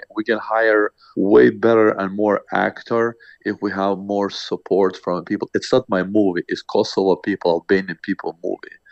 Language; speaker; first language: English; non-native, fluent; Albanian